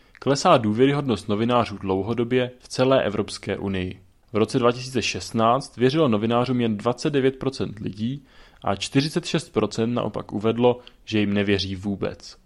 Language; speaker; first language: Czech; native; Czech